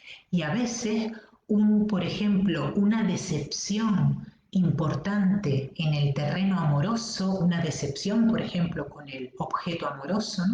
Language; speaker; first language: Spanish; native; Spanish